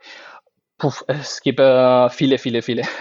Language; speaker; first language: German; non-native, fluent; Spanish